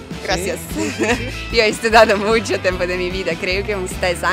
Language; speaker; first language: Spanish; non-native, fluent; Portuguese